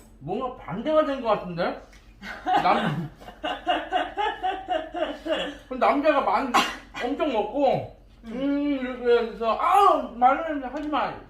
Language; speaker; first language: Korean; non-native, learner; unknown